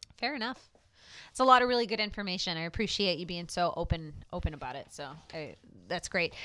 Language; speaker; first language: English; native; English